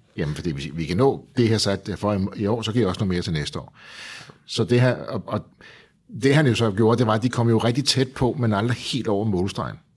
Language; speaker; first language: Danish; native; Danish